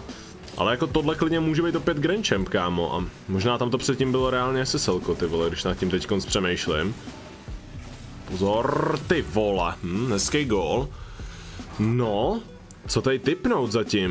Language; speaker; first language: Czech; native; Czech